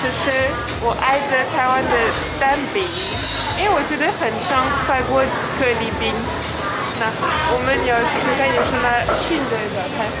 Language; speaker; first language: Chinese; non-native, learner; French